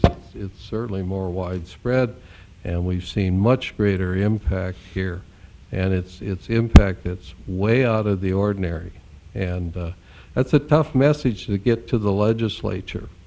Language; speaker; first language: English; native; English